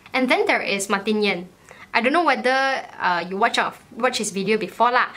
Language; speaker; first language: English; native; English